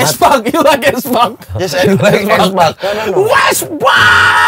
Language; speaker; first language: English; non-native, learner; Indonesian